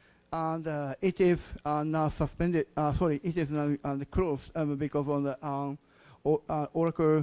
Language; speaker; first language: English; non-native, learner; Japanese